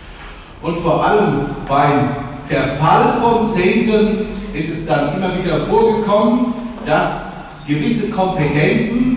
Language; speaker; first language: German; native; German